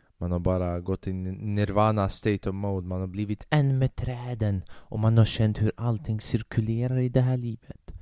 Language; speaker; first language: Swedish; early bilingual, other home language; Albanian